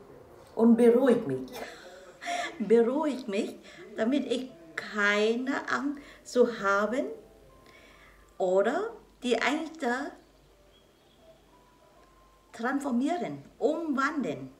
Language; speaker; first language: German; non-native, learner; Vietnamese